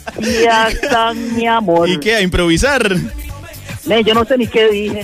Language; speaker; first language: Spanish; native; Spanish